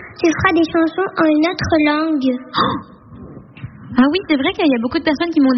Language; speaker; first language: French; native; French